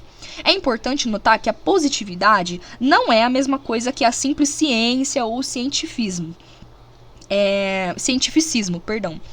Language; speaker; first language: Portuguese; native; Portuguese